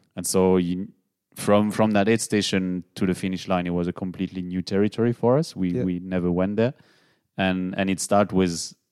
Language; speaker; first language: English; non-native, fluent; French